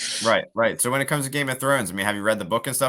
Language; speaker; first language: English; native; English